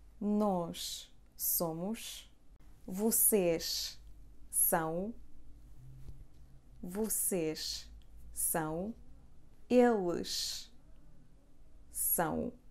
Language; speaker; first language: Portuguese; non-native, fluent; Serbian